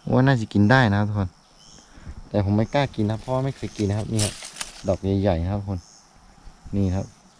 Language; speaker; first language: Thai; non-native, local second language; Karen languages